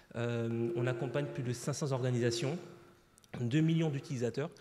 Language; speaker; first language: French; native; French